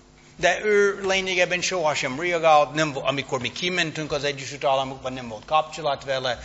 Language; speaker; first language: Hungarian; non-native, fluent; English